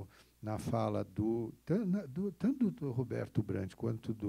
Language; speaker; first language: Portuguese; native; Portuguese